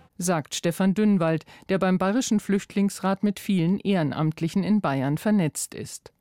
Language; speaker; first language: German; native; German